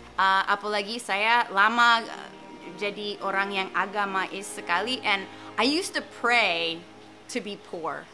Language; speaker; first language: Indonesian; non-native, fluent; English